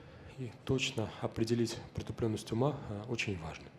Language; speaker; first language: Russian; native; Russian